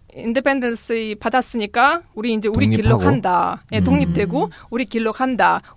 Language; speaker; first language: Korean; non-native, fluent; Uzbek